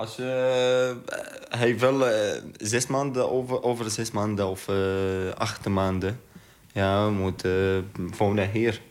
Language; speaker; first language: Dutch; non-native, learner; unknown